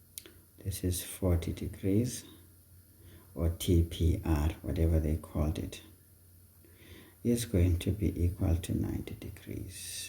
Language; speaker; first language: English; non-native, local second language; Xhosa